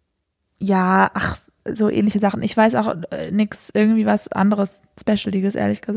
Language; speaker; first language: German; native; German